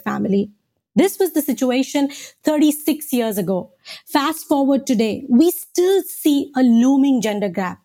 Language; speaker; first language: English; non-native, local second language; Hindi